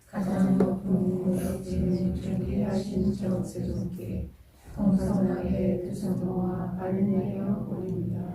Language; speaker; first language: Korean; native; Korean